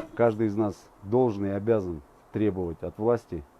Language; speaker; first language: Russian; non-native, local second language; Kazakh